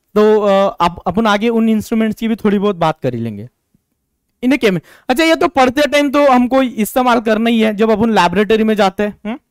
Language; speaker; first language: Hindi; non-native, local second language; Marathi